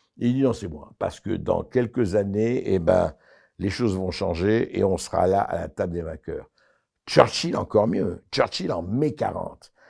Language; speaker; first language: French; native; French